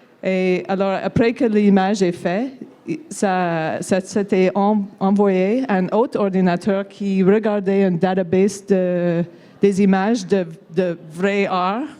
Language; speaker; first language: French; non-native, local second language; English